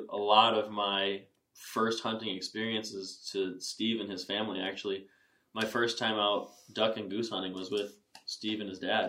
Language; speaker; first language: English; native; English